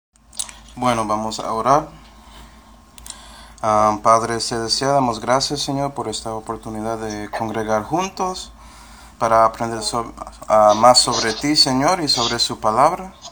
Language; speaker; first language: Spanish; non-native, fluent; English